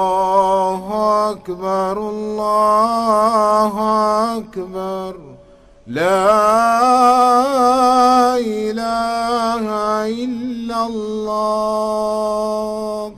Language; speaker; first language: Arabic; native; Arabic